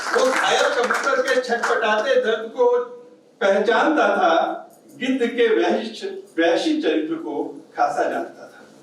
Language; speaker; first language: Hindi; native; Hindi